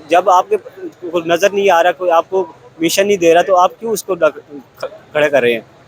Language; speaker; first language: Urdu; non-native, local second language; Punjabi